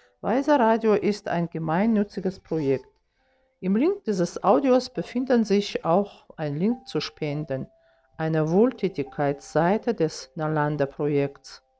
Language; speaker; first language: German; non-native, fluent; Russian